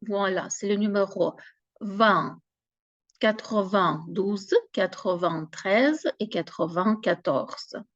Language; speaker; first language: French; non-native, fluent; Ukrainian